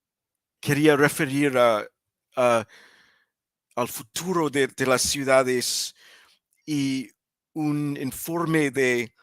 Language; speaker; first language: Spanish; non-native, learner; English